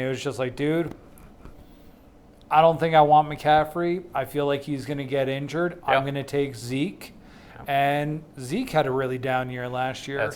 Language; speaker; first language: English; native; English